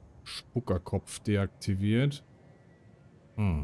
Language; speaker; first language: German; native; German